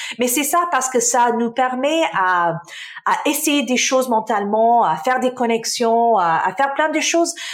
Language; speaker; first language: French; early bilingual, other home language; Arabic